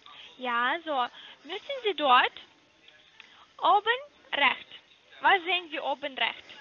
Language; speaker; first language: German; non-native, learner; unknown